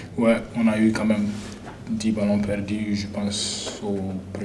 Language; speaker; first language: French; non-native, fluent; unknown